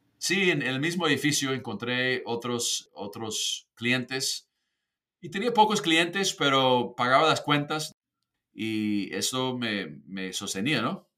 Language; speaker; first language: Spanish; non-native, fluent; English